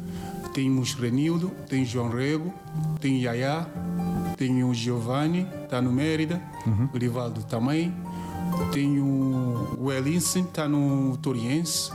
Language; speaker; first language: Portuguese; non-native, learner; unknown